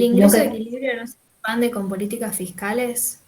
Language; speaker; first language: Spanish; native; Spanish